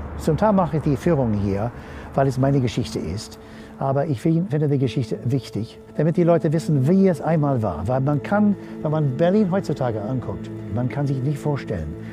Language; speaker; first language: German; non-native, fluent; English